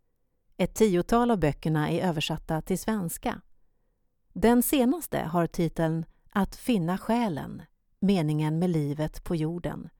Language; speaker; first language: Swedish; native; Swedish